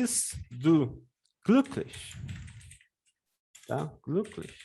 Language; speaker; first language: German; non-native, fluent; Portuguese